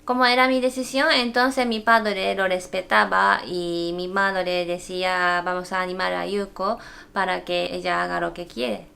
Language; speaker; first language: Spanish; non-native, fluent; Japanese